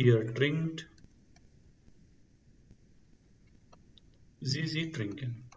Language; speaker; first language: German; non-native, fluent; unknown